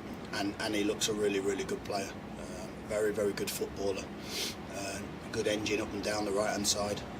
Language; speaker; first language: English; native; English